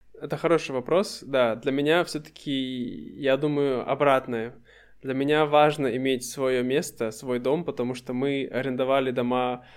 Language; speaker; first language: Russian; native; Russian